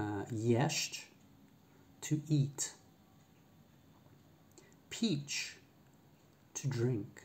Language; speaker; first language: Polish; non-native, learner; English